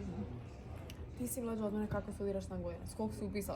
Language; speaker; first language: Croatian; native; Croatian